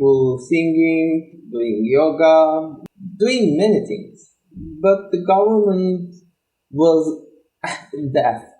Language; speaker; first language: English; non-native, learner; Turkish